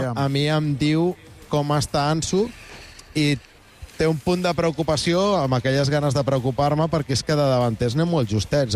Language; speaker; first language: Catalan; native; Catalan